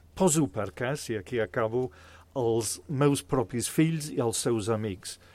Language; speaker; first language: Catalan; non-native, fluent; English